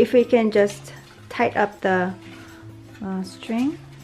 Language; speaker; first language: English; non-native, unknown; Korean